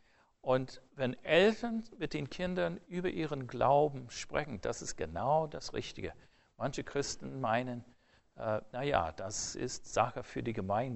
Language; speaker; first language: German; non-native, fluent; English